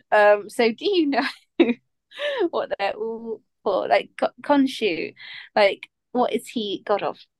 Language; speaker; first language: English; native; English